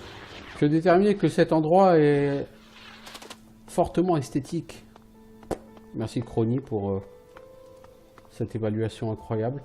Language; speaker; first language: French; native; French